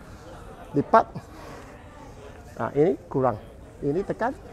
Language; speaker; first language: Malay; non-native, local second language; Cantonese